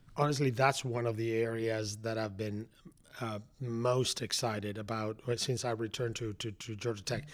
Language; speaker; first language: English; non-native, fluent; Spanish